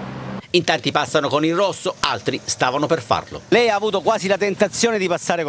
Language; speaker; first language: Italian; native; Italian